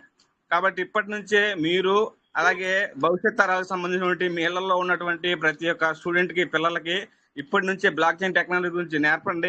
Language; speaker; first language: Telugu; native; Telugu